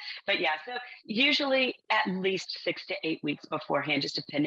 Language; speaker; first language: English; native; English